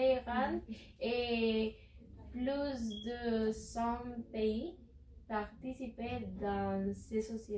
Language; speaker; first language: French; non-native, learner; Spanish